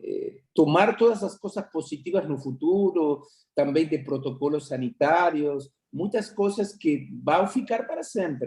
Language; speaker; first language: Portuguese; non-native, fluent; Spanish